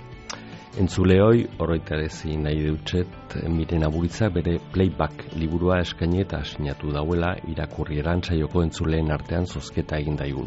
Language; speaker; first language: Basque; native; Basque